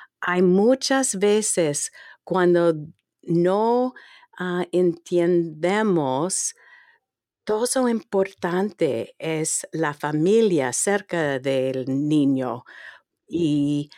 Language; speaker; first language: Spanish; non-native, fluent; English